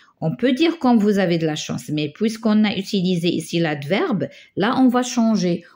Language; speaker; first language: French; non-native, local second language; Arabic